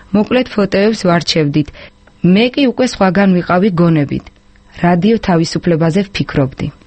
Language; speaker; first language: Georgian; non-native, local second language; Azerbaijani